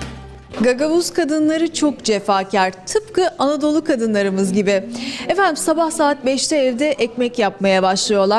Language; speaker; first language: Turkish; native; Turkish